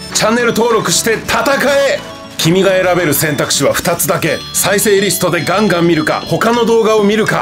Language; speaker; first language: Japanese; native; Japanese